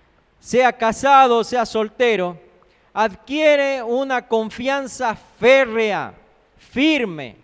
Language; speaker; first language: Spanish; native; Spanish